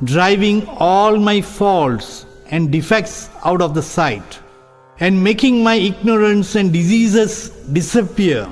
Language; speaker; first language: English; non-native, local second language; Tamil